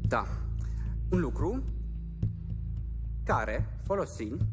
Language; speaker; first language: Romanian; non-native, learner; Ukrainian